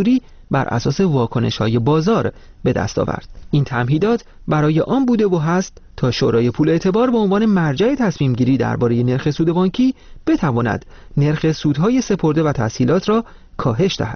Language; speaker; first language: Persian; native; Persian